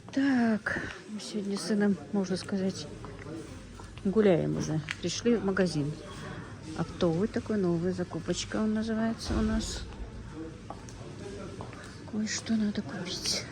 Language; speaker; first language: Russian; non-native, local second language; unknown